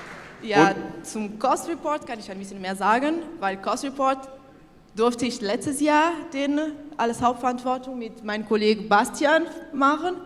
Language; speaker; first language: German; non-native, local second language; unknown